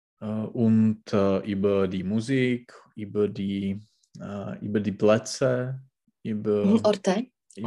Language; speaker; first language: German; non-native, learner; Czech